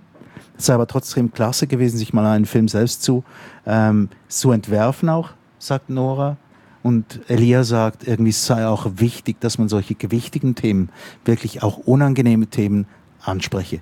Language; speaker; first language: German; native; German